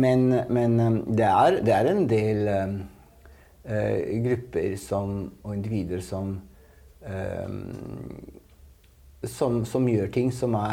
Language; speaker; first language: Norwegian; non-native, fluent; Italian